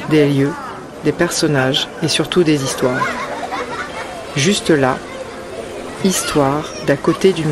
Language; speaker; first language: French; native; French